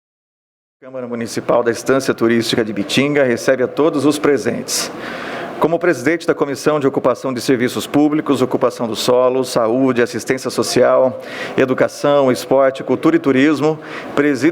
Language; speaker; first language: Portuguese; native; Portuguese